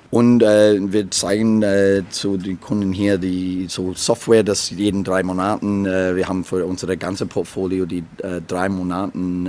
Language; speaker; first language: German; non-native, learner; English